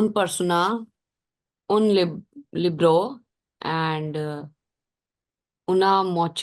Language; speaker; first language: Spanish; non-native, learner; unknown